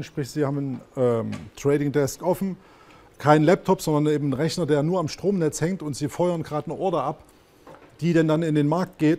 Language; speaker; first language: German; native; German